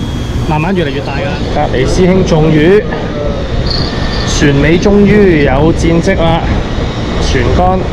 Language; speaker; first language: Chinese; native; Chinese